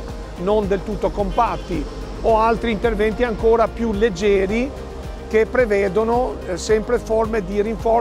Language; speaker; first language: Italian; native; Italian